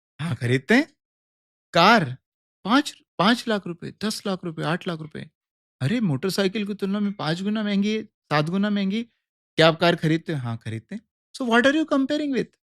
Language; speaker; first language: Hindi; native; Hindi